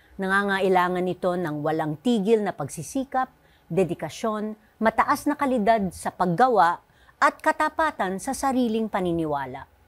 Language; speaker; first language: Filipino; native; Filipino